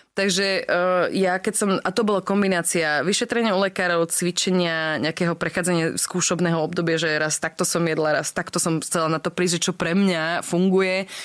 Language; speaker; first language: Slovak; early bilingual, other home language; English